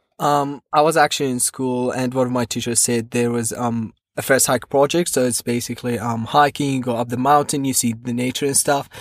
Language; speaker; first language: English; non-native, fluent; Arabic